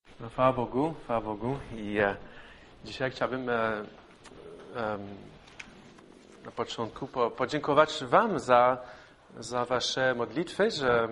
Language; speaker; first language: Polish; non-native, fluent; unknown